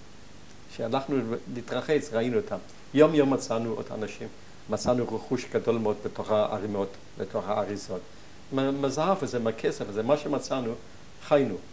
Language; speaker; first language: Hebrew; non-native, fluent; German